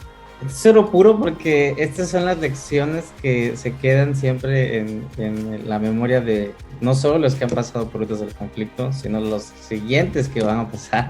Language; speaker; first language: Spanish; native; Spanish